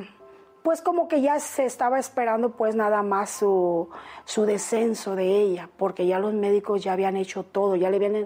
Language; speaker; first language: Spanish; native; Spanish